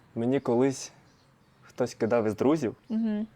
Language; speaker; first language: Ukrainian; non-native, local second language; Russian